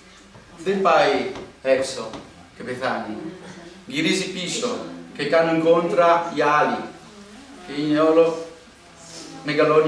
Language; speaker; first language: Greek; non-native, learner; Italian